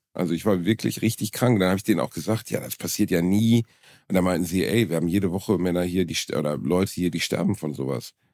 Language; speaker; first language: German; early bilingual, other home language; Turkish